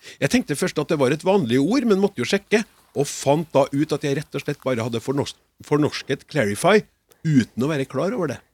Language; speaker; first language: Norwegian; native; Norwegian